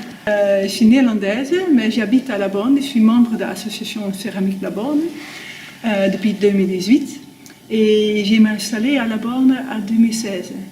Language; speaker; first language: French; non-native, fluent; Dutch